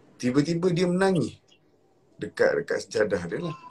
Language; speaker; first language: Malay; native; Malay